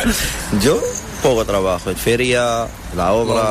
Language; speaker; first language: Spanish; non-native, learner; Arabic